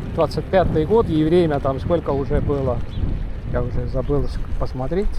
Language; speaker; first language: Russian; non-native, local second language; Estonian